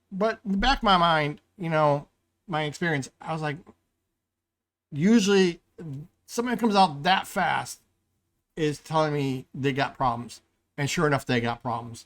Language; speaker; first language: English; native; English